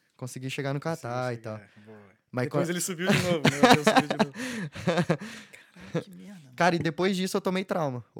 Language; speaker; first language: Portuguese; native; Portuguese